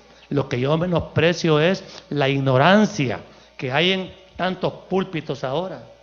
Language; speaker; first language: Spanish; native; Spanish